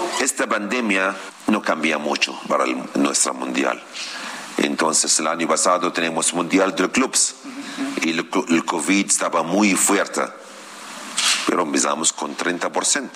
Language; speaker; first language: Spanish; non-native, learner; Arabic